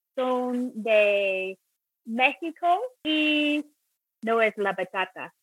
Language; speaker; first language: Spanish; non-native, learner; English